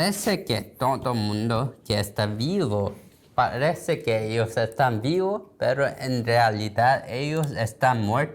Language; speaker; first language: Spanish; non-native, learner; Korean